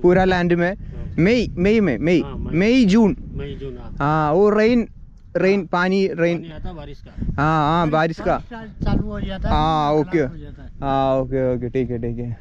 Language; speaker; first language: Hindi; non-native, learner; Malayalam